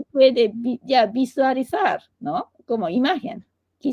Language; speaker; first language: Spanish; non-native, fluent; Japanese